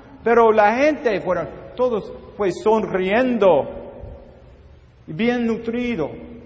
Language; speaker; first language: Spanish; non-native, learner; English